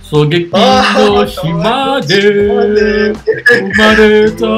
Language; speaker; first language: Japanese; non-native, learner; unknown